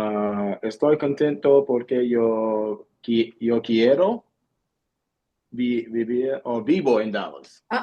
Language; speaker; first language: Spanish; non-native, learner; English